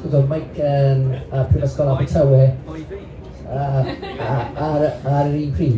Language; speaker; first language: Welsh; non-native, local second language; English